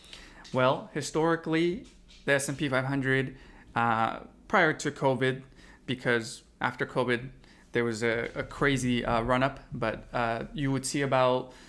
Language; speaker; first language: English; native; English